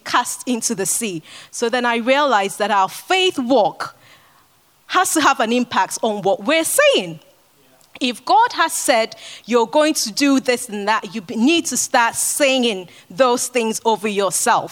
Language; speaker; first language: English; non-native, local second language; Akan